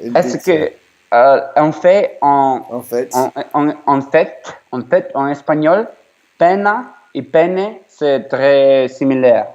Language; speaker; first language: French; non-native, learner; Ukrainian